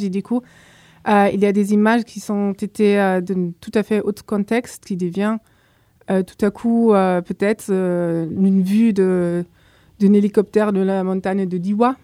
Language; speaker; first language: French; non-native, fluent; German